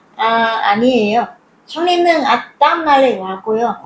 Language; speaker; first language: Korean; non-native, learner; Vietnamese